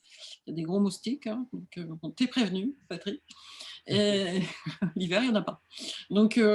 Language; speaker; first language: French; native; French